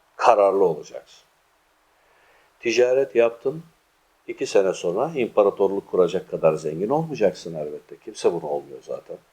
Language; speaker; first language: Turkish; native; Turkish